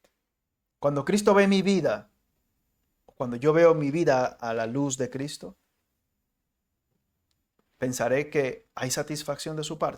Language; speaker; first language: Spanish; native; Spanish